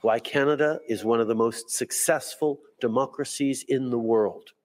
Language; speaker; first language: English; early bilingual, other home language; French